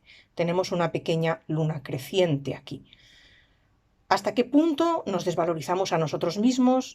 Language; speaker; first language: Spanish; native; Spanish